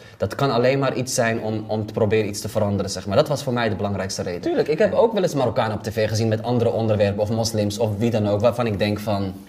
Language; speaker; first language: Dutch; early bilingual, other home language; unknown